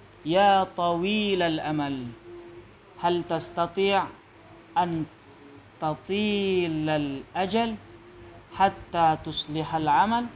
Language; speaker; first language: Arabic; non-native, fluent; Malay